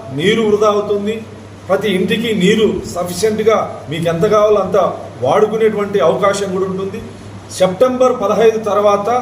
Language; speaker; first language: Telugu; native; Telugu